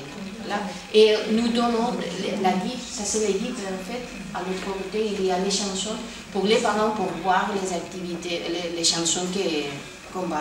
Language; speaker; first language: French; non-native, fluent; Spanish